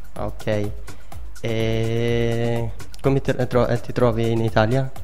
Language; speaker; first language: Italian; non-native, learner; Persian